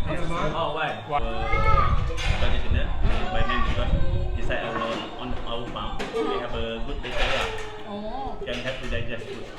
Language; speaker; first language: English; non-native, local second language; Malay